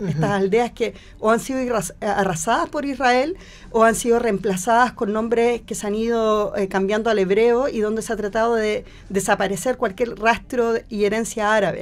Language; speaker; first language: Spanish; native; Spanish